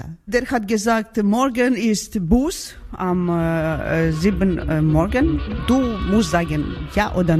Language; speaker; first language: German; non-native, learner; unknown